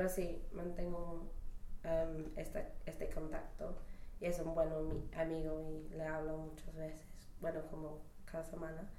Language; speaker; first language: Spanish; non-native, fluent; English